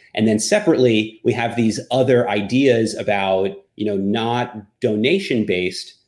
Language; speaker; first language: English; native; English